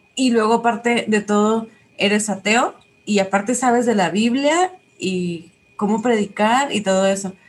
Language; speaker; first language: Spanish; native; Spanish